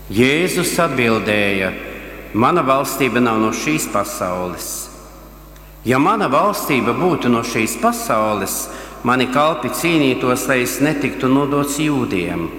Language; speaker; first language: Latvian; native; Latvian